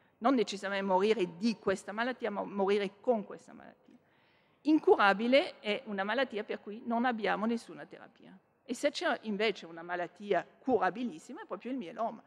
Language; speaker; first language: Italian; non-native, fluent; French